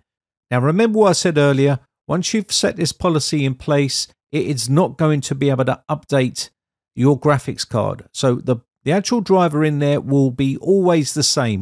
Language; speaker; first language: English; native; English